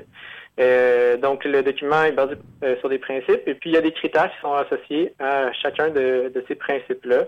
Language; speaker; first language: French; native; French